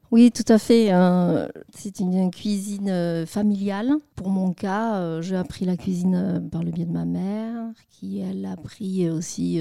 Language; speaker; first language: French; non-native, fluent; Vietnamese